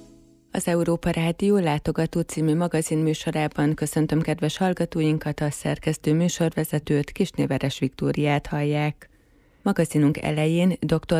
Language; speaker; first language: Hungarian; native; Hungarian